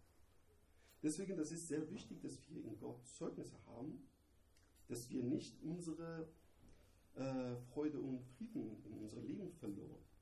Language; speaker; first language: German; non-native, learner; Persian